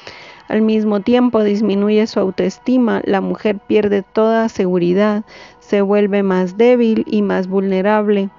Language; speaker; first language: Spanish; native; Spanish